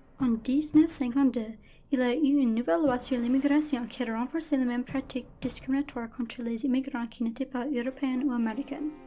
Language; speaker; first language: French; non-native, local second language; English